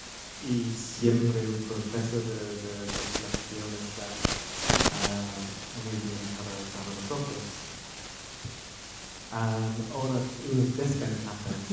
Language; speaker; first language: Spanish; non-native, fluent; English